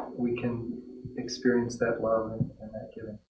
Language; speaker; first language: English; native; English